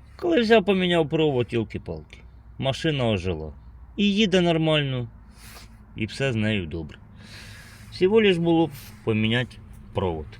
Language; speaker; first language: Ukrainian; native; Ukrainian